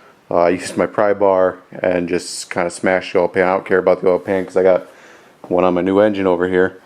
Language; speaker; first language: English; native; English